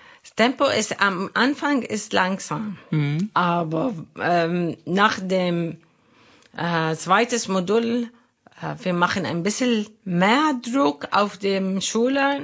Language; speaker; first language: German; non-native, learner; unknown